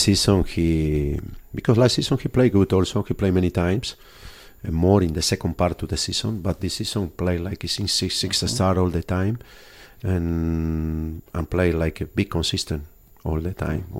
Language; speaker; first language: English; non-native, fluent; Spanish